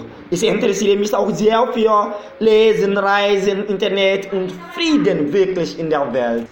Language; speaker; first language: German; non-native, learner; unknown